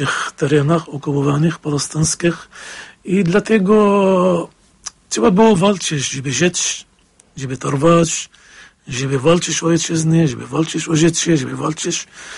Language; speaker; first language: Polish; non-native, fluent; Arabic